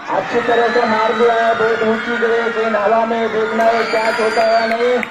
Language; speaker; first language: Hindi; non-native, local second language; Marathi